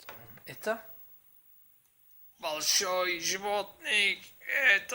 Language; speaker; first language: Russian; non-native, learner; Turkish